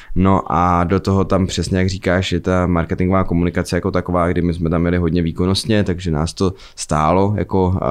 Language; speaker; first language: Czech; native; Czech